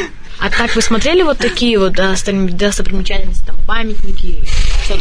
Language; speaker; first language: Russian; native; Russian